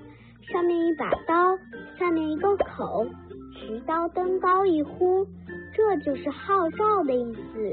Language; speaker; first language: Chinese; native; Chinese